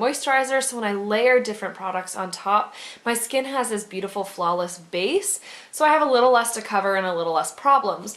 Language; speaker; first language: English; native; English